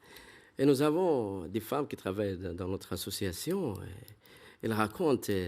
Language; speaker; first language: French; non-native, fluent; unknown